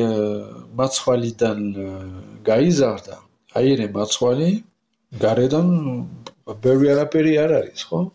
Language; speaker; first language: Georgian; non-native, learner; French